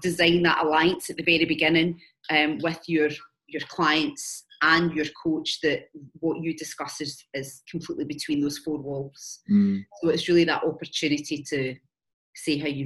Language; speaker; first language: English; native; English